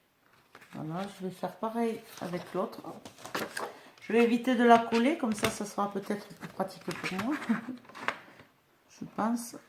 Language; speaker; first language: French; native; French